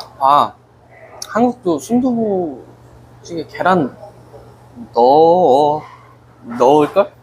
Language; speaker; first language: Korean; native; Korean